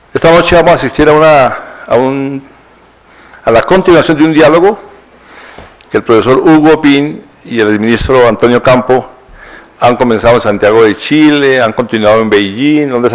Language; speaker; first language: Spanish; native; Spanish